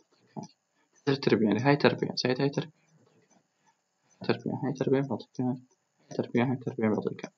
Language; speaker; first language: Arabic; native; Arabic